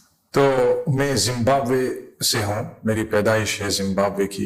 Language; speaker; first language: Hindi; non-native, fluent; English